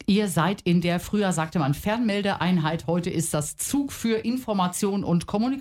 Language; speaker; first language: German; native; German